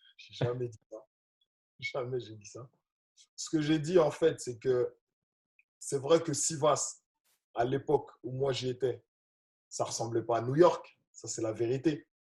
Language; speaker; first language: French; native; French